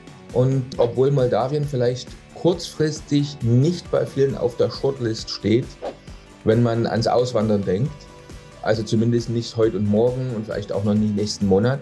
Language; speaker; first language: German; native; German